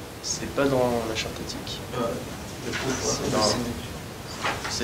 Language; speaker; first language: French; native; French